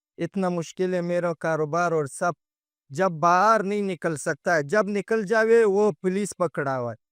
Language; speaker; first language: Urdu; non-native, fluent; Pashto